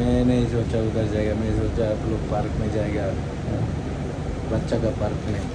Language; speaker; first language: Hindi; non-native, local second language; Malayalam